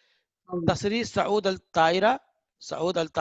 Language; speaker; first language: Arabic; non-native, fluent; Hindi